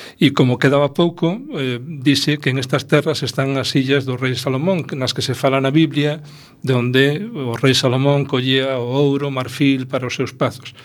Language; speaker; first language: Galician; non-native, local second language; Spanish